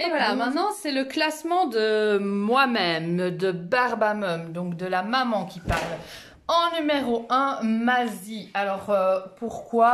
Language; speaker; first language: French; native; French